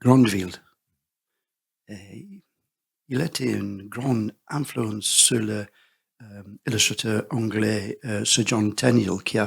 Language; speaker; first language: French; non-native, learner; English